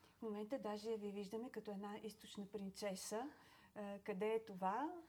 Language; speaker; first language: Bulgarian; native; Bulgarian